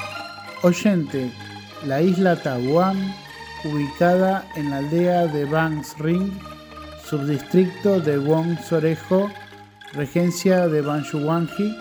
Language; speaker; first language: Spanish; non-native, fluent; Indonesian